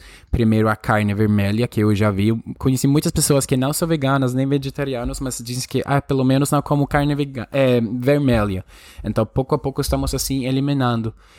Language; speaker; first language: Portuguese; non-native, fluent; Spanish